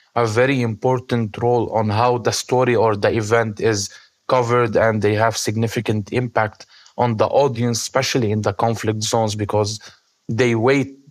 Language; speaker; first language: English; non-native, fluent; Arabic